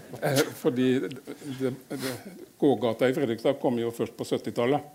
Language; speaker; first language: Norwegian; native; Norwegian